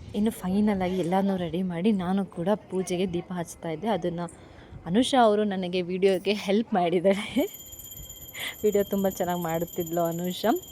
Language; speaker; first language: Kannada; non-native, local second language; Lambadi